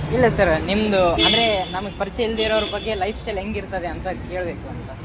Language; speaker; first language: Kannada; native; Kannada